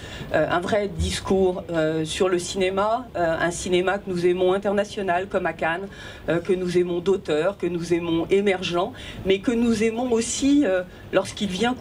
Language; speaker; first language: French; native; French